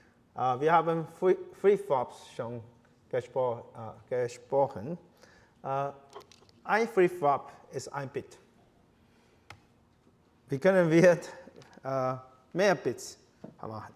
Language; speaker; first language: German; non-native, learner; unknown